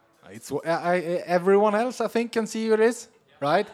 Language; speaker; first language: English; non-native, fluent; Swedish